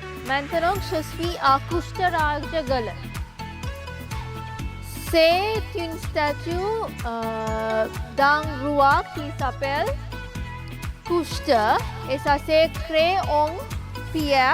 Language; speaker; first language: French; non-native, local second language; Sinhala